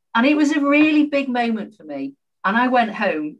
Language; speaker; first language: English; native; English